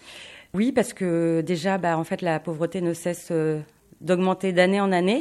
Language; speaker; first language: French; native; French